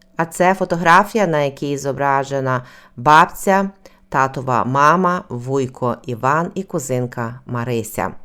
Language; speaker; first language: Ukrainian; native; Ukrainian